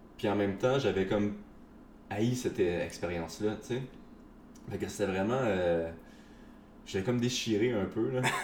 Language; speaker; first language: French; native; French